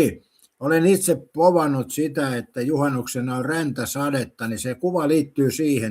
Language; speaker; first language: Finnish; native; Finnish